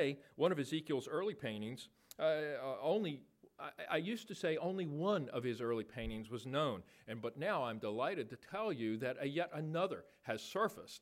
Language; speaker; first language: English; native; English